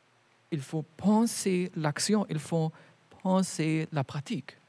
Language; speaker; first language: French; non-native, fluent; German